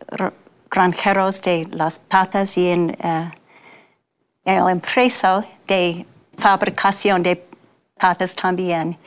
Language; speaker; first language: Spanish; non-native, fluent; English